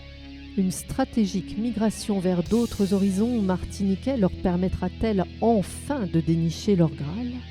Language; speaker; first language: French; native; French